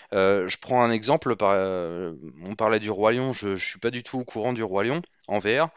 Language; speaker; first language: French; native; French